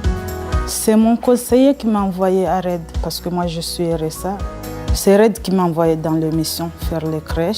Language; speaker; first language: French; non-native, local second language; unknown